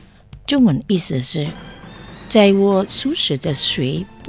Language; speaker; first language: Chinese; non-native, learner; Indonesian